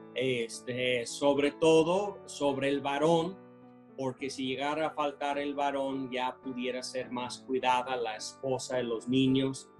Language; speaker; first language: Spanish; non-native, fluent; English